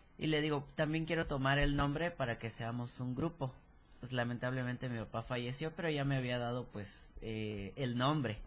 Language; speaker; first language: Spanish; native; Spanish